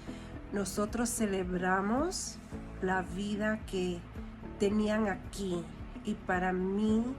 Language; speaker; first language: Spanish; early bilingual, heritage; Spanish